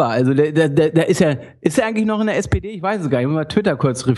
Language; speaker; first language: German; native; German